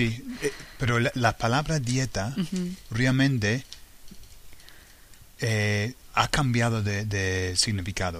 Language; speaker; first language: Spanish; non-native, fluent; English